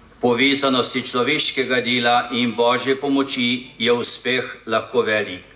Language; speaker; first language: Slovenian; native; Slovenian